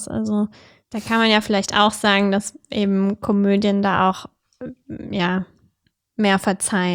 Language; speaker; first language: German; native; German